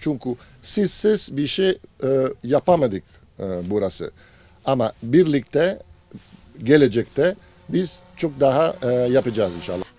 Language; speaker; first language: Turkish; non-native, learner; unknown